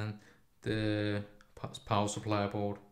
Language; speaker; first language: English; non-native, fluent; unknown